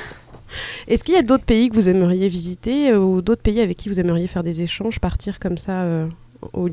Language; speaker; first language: French; native; French